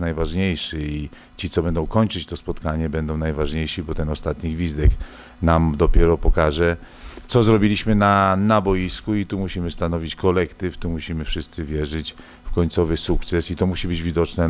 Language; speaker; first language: Polish; native; Polish